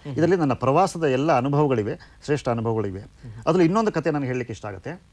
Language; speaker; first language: Kannada; native; Kannada